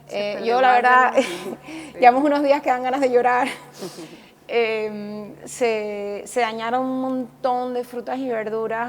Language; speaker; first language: Spanish; native; Spanish